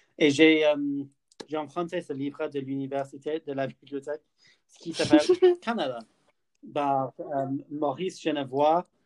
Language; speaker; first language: French; non-native, learner; English